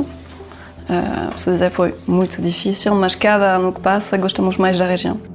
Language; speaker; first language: Portuguese; non-native, learner; French